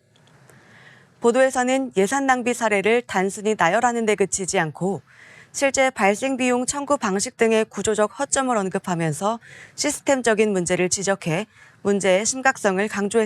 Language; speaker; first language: Korean; native; Korean